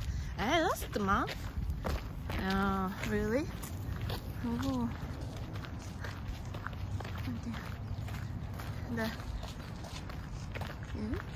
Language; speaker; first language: English; non-native, learner; Japanese